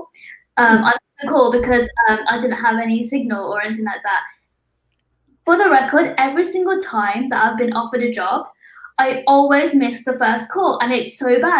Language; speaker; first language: English; native; English